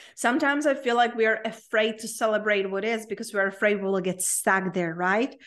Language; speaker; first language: English; non-native, fluent; Czech